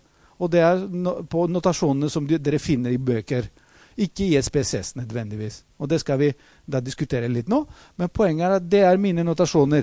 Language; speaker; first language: Norwegian; non-native, fluent; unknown